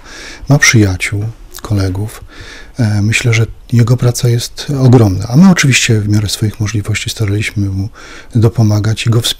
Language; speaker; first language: Polish; native; Polish